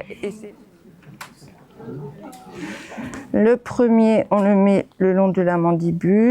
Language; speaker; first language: French; native; French